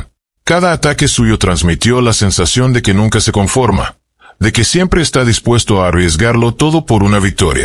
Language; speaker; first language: Spanish; native; Spanish